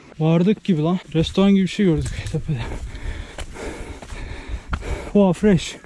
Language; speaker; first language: Turkish; native; Turkish